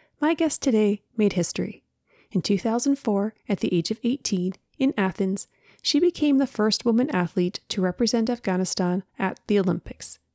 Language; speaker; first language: English; native; English